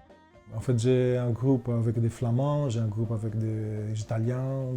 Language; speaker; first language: French; non-native, fluent; Greek